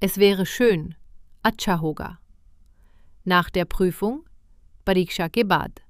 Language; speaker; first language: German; non-native, fluent; Hindi